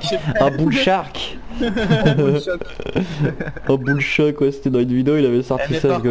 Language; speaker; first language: French; native; French